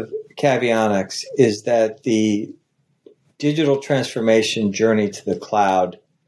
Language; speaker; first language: English; native; English